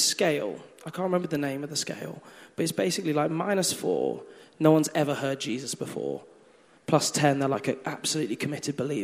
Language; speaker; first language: English; native; English